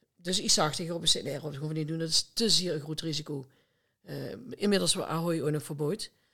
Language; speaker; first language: Dutch; native; Dutch